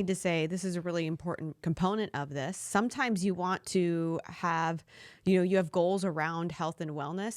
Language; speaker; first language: English; native; English